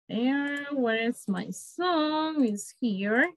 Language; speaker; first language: English; non-native, fluent; Spanish